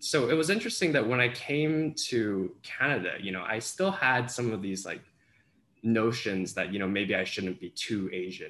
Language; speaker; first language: English; non-native, local second language; Cantonese